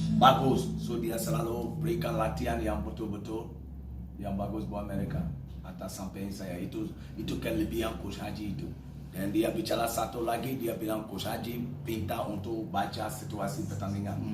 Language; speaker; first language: Indonesian; non-native, fluent; English